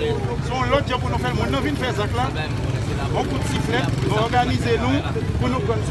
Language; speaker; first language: French; non-native, learner; Haitian Creole